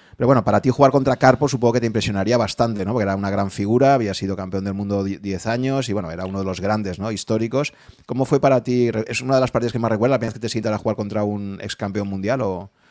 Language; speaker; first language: Spanish; native; Spanish